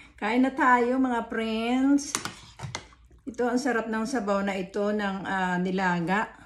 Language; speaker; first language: Filipino; native; Filipino